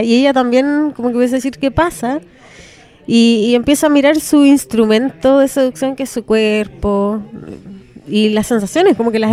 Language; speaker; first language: Spanish; native; Spanish